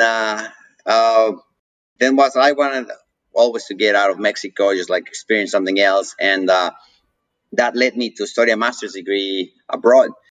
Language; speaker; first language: English; non-native, fluent; Spanish